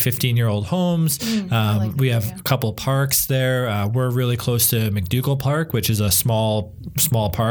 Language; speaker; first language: English; native; English